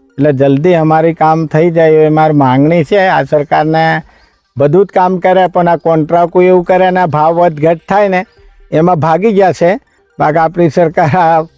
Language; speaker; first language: Gujarati; non-native, local second language; Rathawi